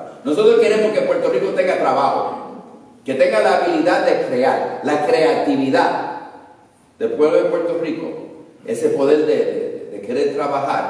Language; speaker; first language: Spanish; early bilingual, other home language; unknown